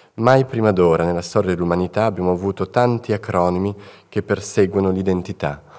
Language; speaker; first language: Italian; native; Italian